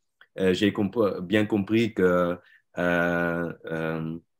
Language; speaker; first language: French; non-native, learner; Dutch